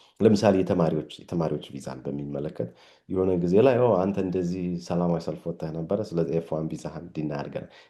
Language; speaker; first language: Amharic; native; Amharic